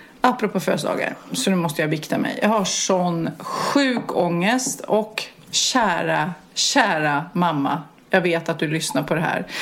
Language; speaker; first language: Swedish; native; Swedish